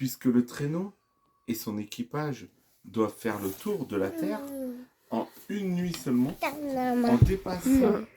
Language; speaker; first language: French; native; French